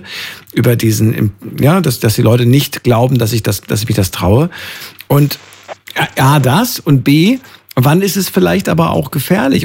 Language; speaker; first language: German; native; German